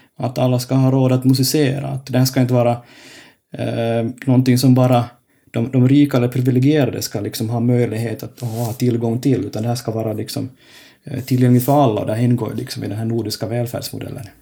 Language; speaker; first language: Swedish; native; Swedish